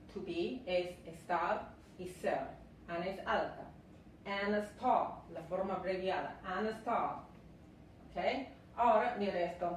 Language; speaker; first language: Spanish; non-native, fluent; English